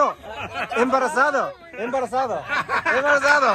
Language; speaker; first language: Spanish; non-native, learner; Japanese